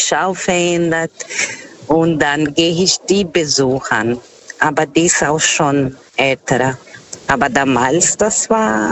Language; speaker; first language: German; non-native, learner; Portuguese